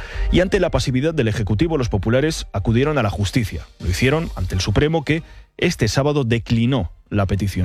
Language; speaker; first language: Spanish; native; Spanish